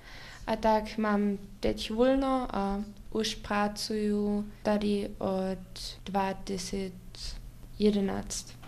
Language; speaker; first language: Czech; non-native, learner; Upper Sorbian